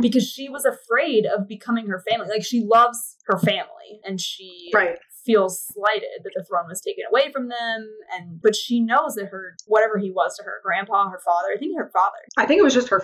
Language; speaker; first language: English; native; English